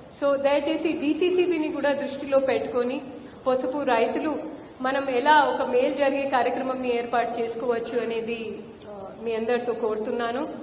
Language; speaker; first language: Telugu; non-native, fluent; Hindi